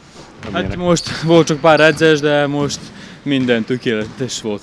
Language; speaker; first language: Hungarian; non-native, fluent; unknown